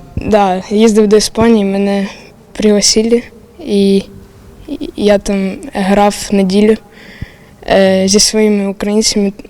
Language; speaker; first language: Ukrainian; non-native, local second language; Russian